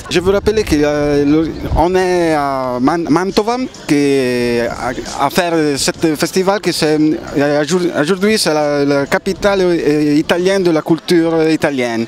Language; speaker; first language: French; non-native, learner; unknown